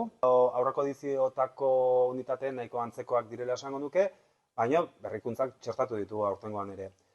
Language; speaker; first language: Basque; native; Basque